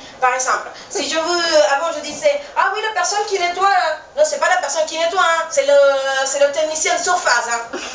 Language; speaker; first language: French; non-native, fluent; Spanish